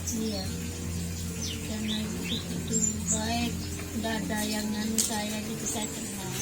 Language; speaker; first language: Indonesian; non-native, local second language; Madurese